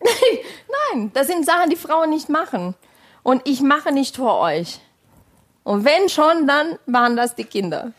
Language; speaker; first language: German; non-native, fluent; Portuguese